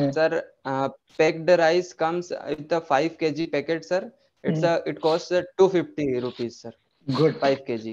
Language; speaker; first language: English; non-native, local second language; Hindi